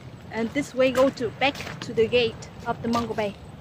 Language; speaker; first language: English; non-native, learner; Vietnamese